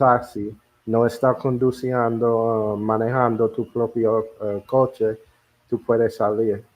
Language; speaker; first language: Spanish; non-native, learner; English